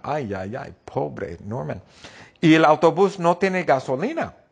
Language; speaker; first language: Spanish; non-native, fluent; English